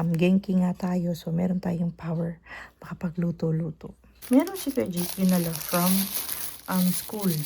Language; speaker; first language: Filipino; non-native, local second language; Cebuano